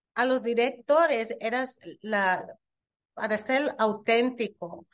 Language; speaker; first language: Spanish; early bilingual, heritage; Spanish